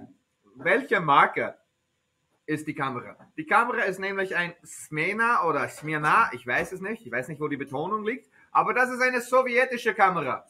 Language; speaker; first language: German; non-native, fluent; English